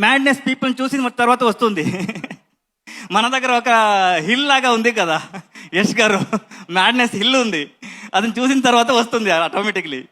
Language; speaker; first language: Telugu; non-native, learner; Kannada